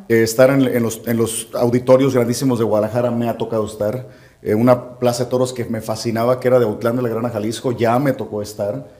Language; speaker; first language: Spanish; native; Spanish